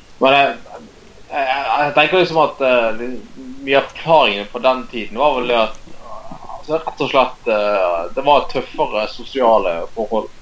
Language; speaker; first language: Norwegian; native; Norwegian